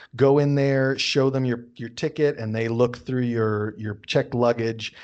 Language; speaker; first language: English; native; English